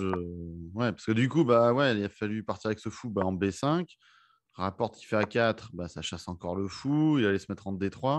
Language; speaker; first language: French; native; French